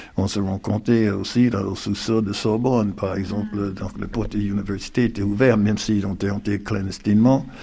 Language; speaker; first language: French; non-native, fluent; English